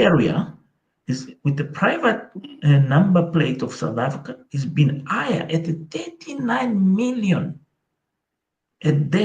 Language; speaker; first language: English; non-native, local second language; Portuguese